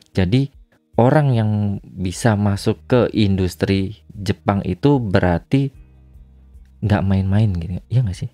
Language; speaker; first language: Indonesian; native; Indonesian